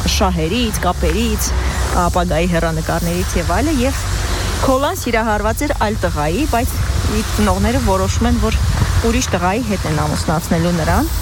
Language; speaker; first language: Armenian; native; Armenian